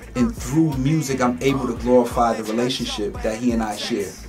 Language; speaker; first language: English; native; English